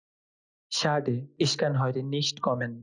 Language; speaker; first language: German; non-native, fluent; Bangla